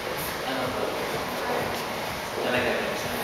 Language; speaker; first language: Filipino; native; Filipino